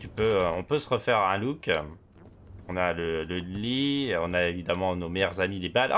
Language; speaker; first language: French; native; French